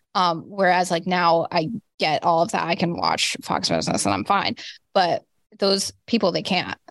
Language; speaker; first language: English; native; English